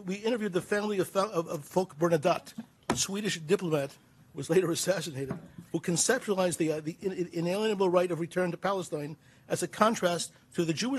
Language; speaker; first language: English; native; English